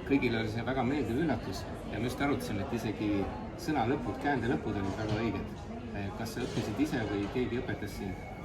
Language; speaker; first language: Estonian; native; Estonian